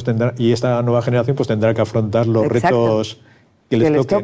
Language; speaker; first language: Spanish; native; Spanish